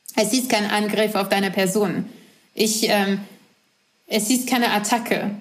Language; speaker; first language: German; non-native, fluent; French